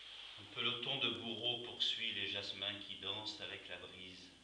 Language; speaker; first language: French; native; French